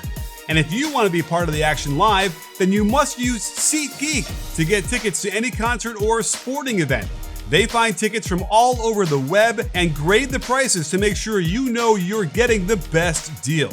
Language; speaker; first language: English; native; English